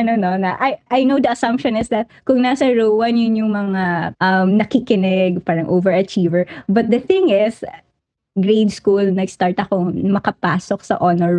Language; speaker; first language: English; non-native, local second language; Waray